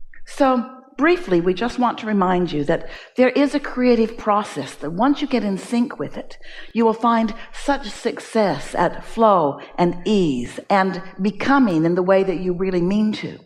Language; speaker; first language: English; native; English